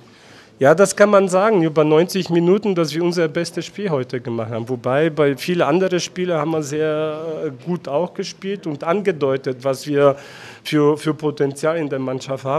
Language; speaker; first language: German; non-native, fluent; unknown